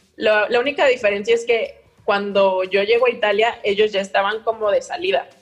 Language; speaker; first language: Spanish; native; Spanish